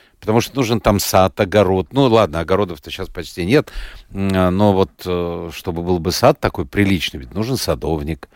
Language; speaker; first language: Russian; native; Russian